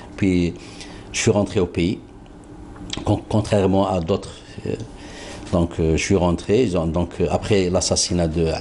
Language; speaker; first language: French; non-native, local second language; Arabic